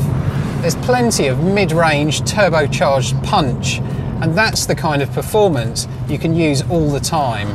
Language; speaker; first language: English; native; English